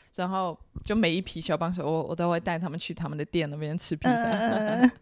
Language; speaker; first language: Chinese; non-native, fluent; Dutch